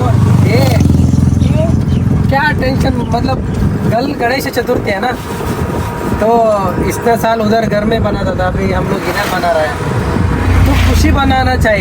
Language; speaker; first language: Hindi; non-native, local second language; Kannada